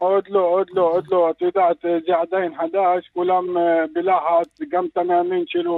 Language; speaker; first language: Hebrew; non-native, local second language; Arabic